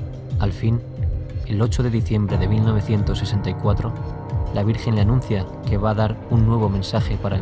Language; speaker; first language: Spanish; native; Spanish